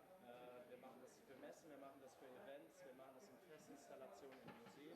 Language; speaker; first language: German; native; German